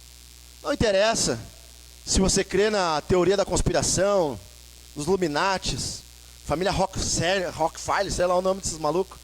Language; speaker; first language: Portuguese; native; Portuguese